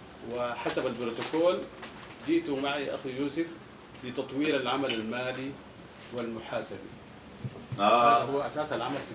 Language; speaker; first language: Arabic; native; Arabic